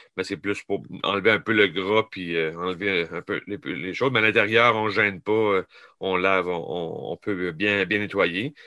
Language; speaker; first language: French; native; French